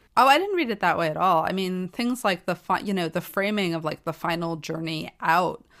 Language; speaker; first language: English; native; English